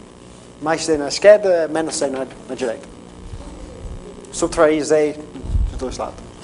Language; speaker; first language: Portuguese; non-native, fluent; English